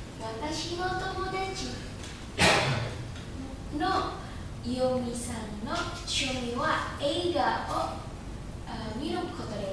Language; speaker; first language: Japanese; non-native, learner; Indonesian